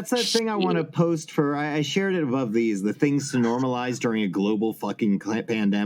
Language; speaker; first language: English; native; English